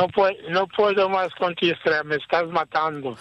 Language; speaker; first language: Spanish; early bilingual, heritage; Ladino